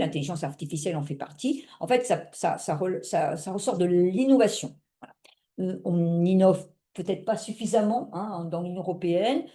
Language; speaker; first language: French; native; French